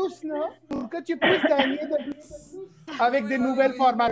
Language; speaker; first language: French; non-native, fluent; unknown